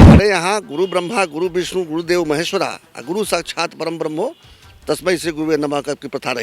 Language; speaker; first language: Hindi; native; Hindi